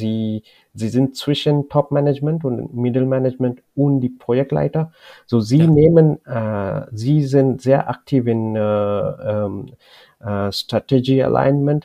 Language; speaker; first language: German; non-native, learner; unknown